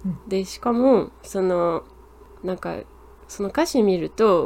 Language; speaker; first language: Japanese; non-native, fluent; English